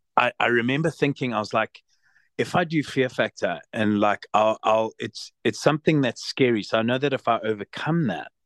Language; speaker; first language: English; native; English